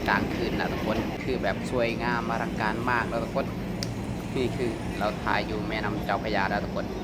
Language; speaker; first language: Thai; non-native, local second language; Lao